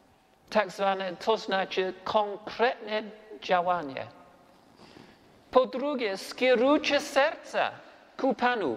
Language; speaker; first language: Polish; non-native, learner; English